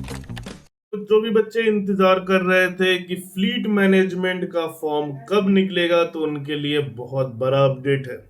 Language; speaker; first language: Hindi; native; Hindi